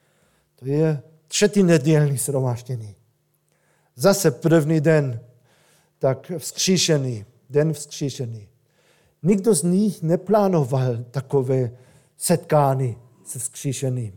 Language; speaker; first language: Czech; non-native, fluent; German